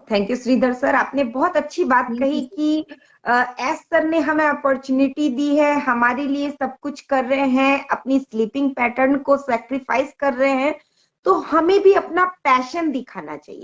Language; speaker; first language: Hindi; native; Hindi